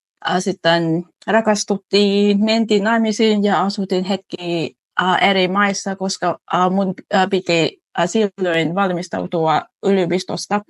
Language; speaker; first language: Finnish; non-native, fluent; Vietnamese